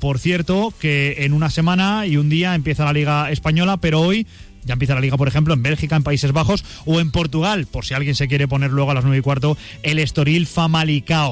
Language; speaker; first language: Spanish; native; Spanish